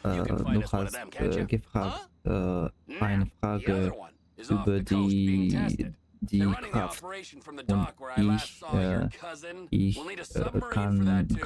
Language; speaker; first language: German; non-native, learner; Russian